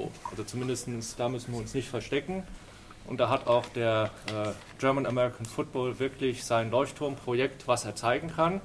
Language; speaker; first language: German; native; German